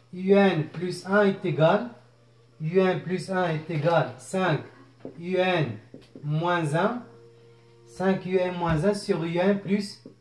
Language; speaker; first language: French; non-native, local second language; Arabic